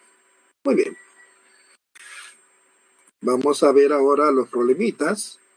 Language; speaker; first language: Spanish; native; Spanish